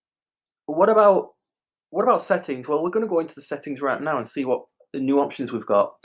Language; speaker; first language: English; native; English